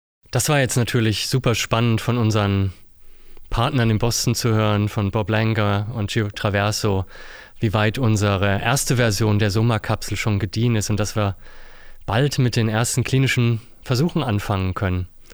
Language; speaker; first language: German; native; German